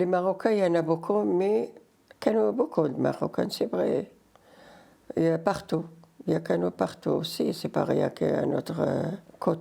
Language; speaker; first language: French; non-native, learner; Riffian